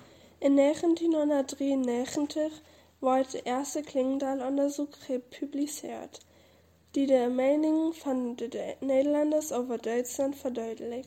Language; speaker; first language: Dutch; non-native, learner; German